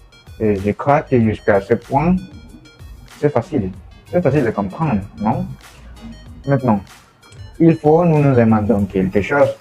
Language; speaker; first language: French; non-native, learner; Spanish